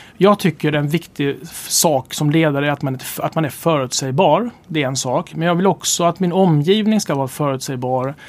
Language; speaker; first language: Swedish; native; Swedish